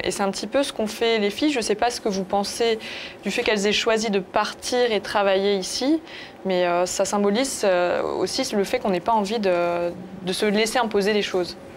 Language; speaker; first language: French; native; French